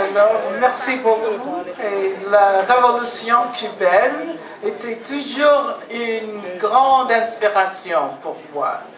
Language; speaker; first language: French; non-native, fluent; English